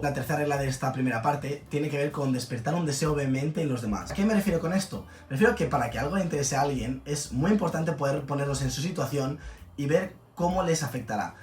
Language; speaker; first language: Spanish; native; Spanish